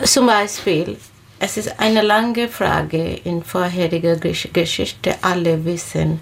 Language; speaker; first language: German; non-native, learner; Bangla